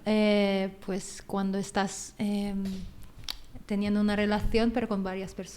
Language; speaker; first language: Spanish; non-native, fluent; Filipino